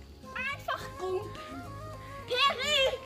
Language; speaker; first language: German; early bilingual, other home language; Turkish